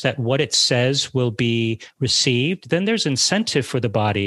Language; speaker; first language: English; native; English